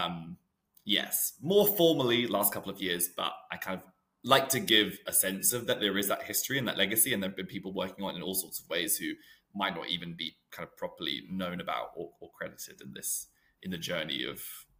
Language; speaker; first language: English; native; English